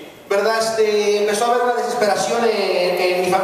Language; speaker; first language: Spanish; native; Spanish